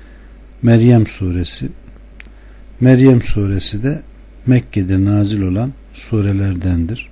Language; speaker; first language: Turkish; native; Turkish